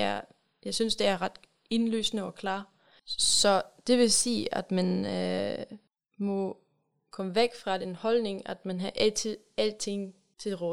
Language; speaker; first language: Danish; non-native, fluent; German